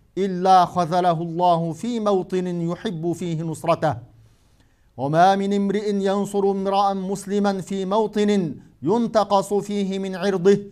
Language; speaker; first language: Arabic; non-native, fluent; Uyghur